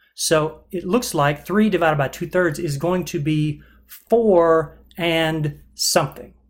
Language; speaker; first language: English; native; English